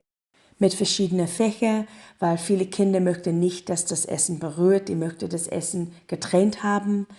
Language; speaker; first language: German; non-native, learner; English